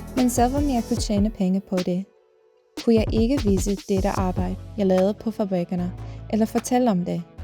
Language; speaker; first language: Danish; non-native, fluent; English